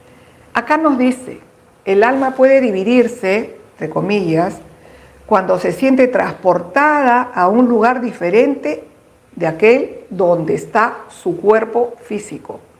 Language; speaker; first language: Spanish; native; Spanish